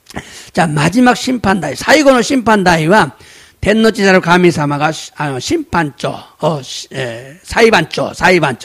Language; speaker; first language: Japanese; non-native, fluent; Korean